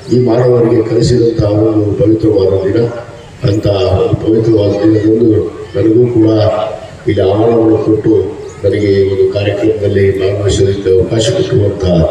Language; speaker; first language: Kannada; native; Kannada